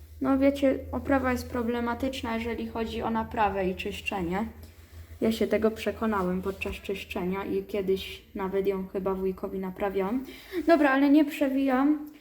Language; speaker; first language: Polish; native; Polish